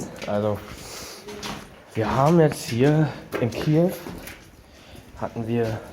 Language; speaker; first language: German; native; German